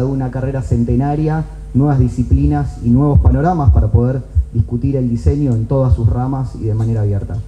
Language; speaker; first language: Spanish; native; Spanish